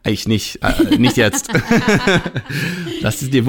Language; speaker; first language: German; non-native, fluent; Hebrew